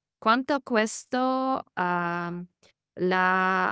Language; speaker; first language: Spanish; non-native, learner; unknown